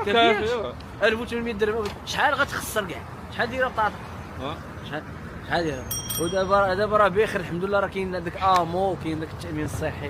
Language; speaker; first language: Arabic; native; Arabic